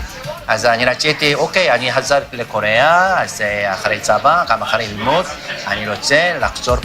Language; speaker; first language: Hebrew; non-native, learner; Korean